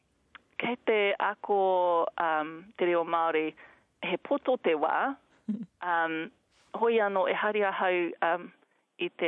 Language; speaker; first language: Māori; non-native, learner; English